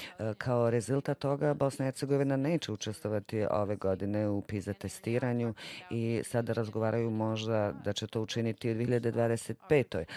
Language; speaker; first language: Bosnian; non-native, fluent; English